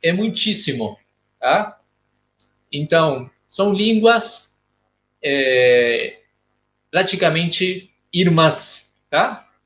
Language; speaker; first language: Portuguese; non-native, fluent; Spanish